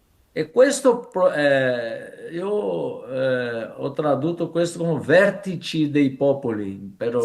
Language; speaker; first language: Italian; non-native, fluent; Portuguese